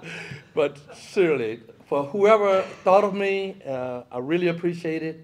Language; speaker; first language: English; native; English